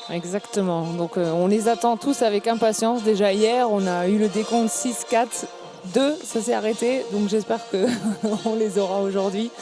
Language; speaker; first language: French; native; French